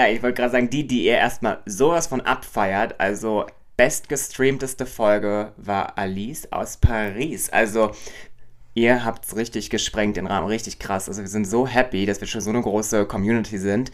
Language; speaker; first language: German; native; German